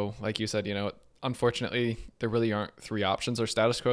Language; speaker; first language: English; native; English